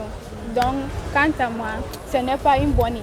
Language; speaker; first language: French; non-native, learner; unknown